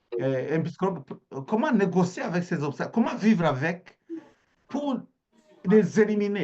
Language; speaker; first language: French; native; French